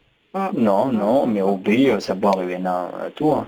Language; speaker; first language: French; non-native, learner; Somali